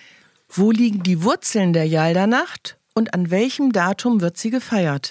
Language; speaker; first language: German; native; German